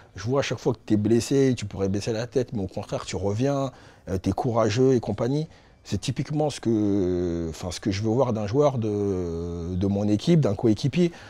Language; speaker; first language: French; native; French